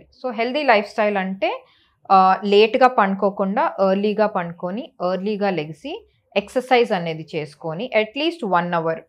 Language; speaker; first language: Telugu; native; Telugu